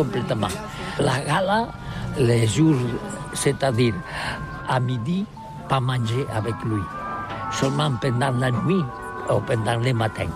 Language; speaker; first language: French; non-native, learner; Catalan